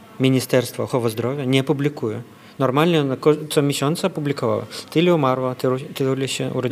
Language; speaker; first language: Polish; non-native, fluent; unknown